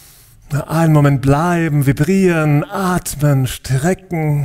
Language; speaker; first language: German; native; German